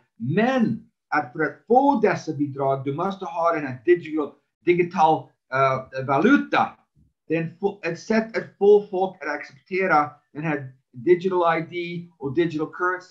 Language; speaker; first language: Swedish; non-native, fluent; English